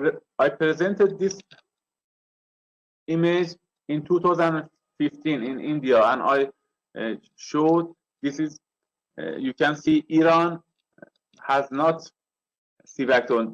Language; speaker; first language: English; non-native, learner; Persian